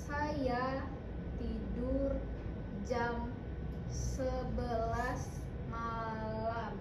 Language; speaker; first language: Indonesian; non-native, learner; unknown